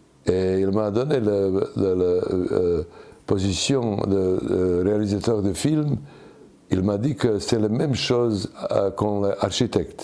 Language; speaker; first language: French; non-native, learner; Serbian